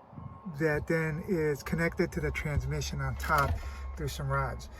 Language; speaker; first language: English; native; English